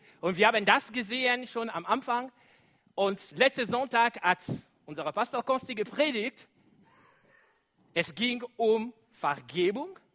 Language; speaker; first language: German; non-native, fluent; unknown